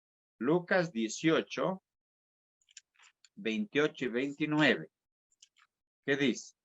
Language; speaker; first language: Spanish; native; Spanish